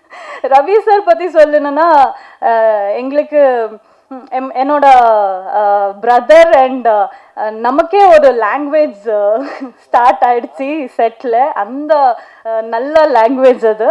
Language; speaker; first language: Tamil; non-native, learner; Kannada